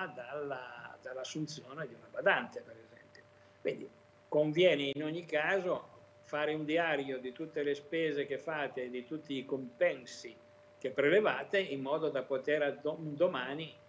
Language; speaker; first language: Italian; native; Italian